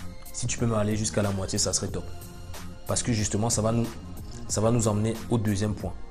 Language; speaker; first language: French; native; French